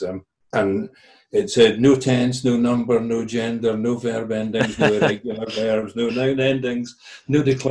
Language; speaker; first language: English; early bilingual, other home language; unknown